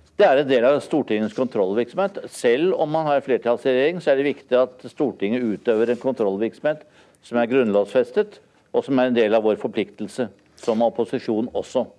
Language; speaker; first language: Norwegian; native; Norwegian